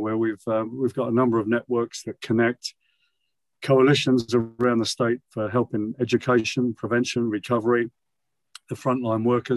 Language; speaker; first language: English; native; English